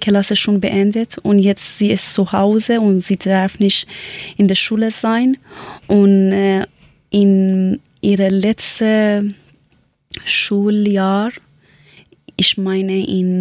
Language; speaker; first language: German; non-native, learner; Persian